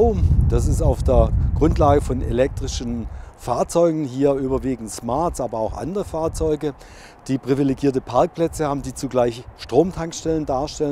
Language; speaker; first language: German; native; German